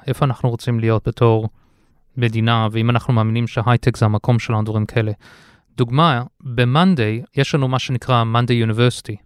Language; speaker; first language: Hebrew; early bilingual, heritage; Hebrew